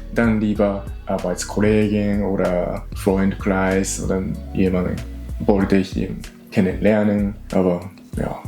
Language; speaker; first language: German; non-native, learner; Japanese